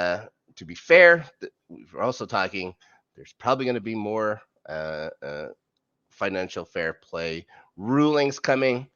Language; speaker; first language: English; native; English